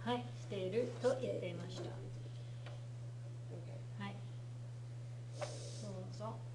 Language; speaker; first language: Japanese; non-native, fluent; English